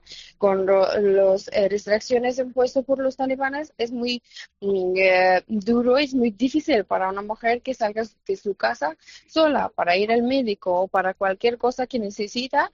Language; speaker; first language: Spanish; non-native, fluent; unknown